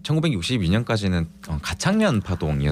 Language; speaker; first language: Korean; native; Korean